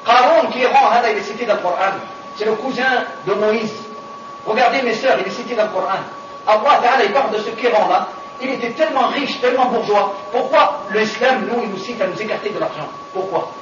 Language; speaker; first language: French; non-native, local second language; Arabic